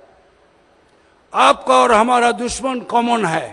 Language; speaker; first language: Urdu; non-native, fluent; Bangla